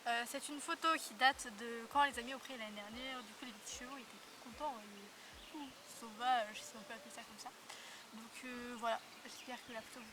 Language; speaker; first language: French; native; French